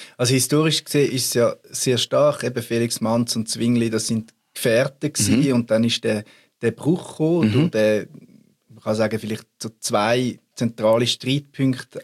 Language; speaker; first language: German; native; German